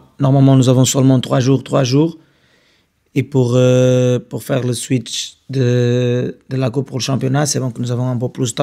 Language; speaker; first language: French; non-native, fluent; Portuguese